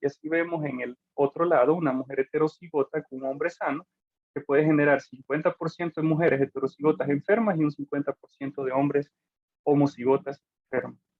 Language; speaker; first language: Spanish; native; Spanish